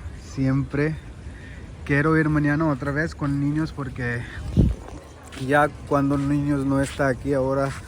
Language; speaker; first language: Spanish; non-native, learner; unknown